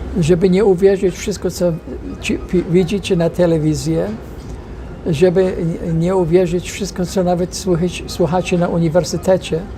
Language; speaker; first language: Polish; non-native, fluent; English